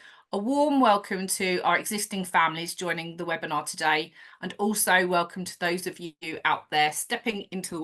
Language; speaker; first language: English; native; English